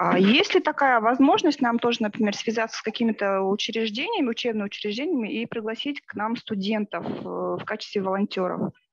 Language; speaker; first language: Russian; non-native, local second language; Kyrgyz